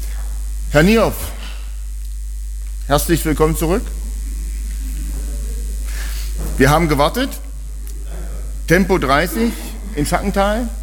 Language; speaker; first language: German; native; German